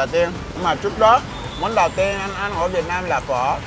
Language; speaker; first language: Vietnamese; non-native, fluent; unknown